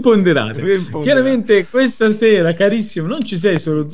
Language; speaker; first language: Italian; native; Italian